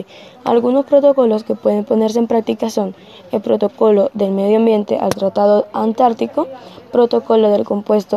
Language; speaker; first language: Spanish; native; Spanish